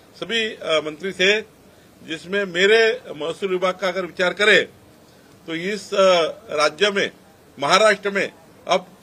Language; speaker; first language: Hindi; non-native, local second language; Marathi